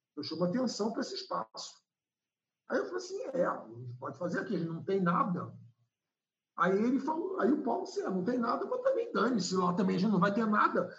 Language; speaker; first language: Portuguese; native; Portuguese